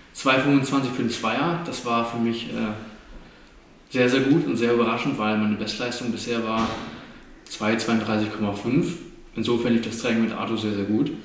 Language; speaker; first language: German; native; German